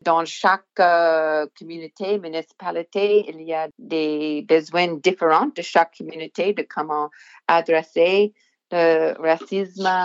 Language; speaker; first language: French; non-native, local second language; English